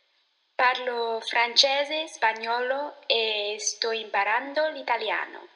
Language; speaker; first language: Italian; non-native, learner; English